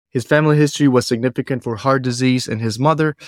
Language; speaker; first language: English; non-native, fluent; Spanish